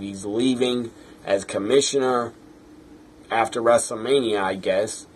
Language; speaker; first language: English; native; English